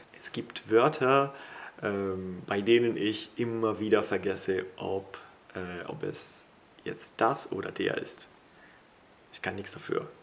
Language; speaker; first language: German; non-native, fluent; Italian